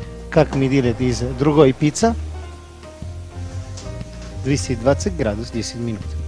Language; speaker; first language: Russian; non-native, learner; Italian